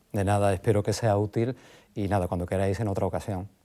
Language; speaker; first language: Spanish; native; Spanish